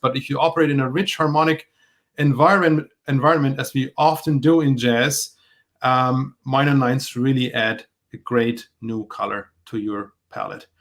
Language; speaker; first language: English; non-native, fluent; German